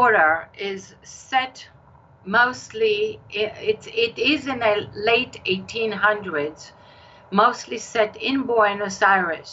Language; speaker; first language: English; non-native, fluent; Hebrew